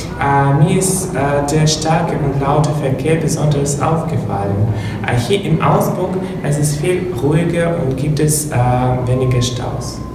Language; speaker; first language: German; non-native, learner; Russian